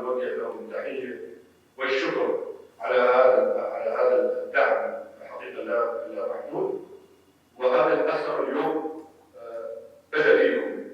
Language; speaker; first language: Arabic; native; Arabic